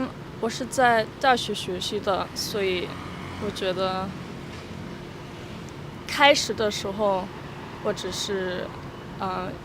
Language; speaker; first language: Chinese; non-native, learner; German